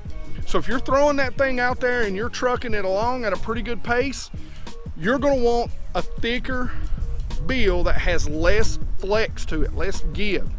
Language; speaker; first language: English; native; English